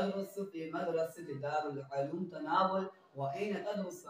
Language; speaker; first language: Arabic; non-native, learner; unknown